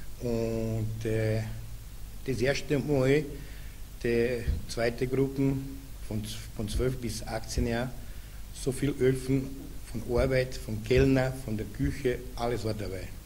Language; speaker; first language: German; non-native, learner; Serbian